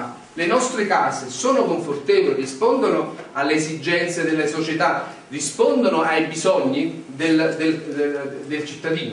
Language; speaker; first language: Italian; native; Italian